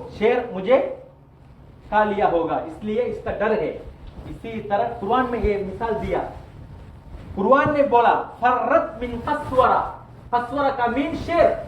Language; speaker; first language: Urdu; non-native, learner; Tamil